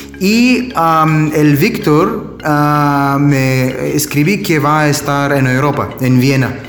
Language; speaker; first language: Spanish; non-native, learner; German